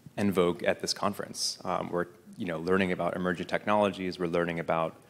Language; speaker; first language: English; native; English